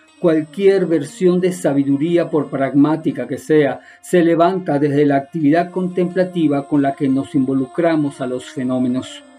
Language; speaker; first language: Spanish; native; Spanish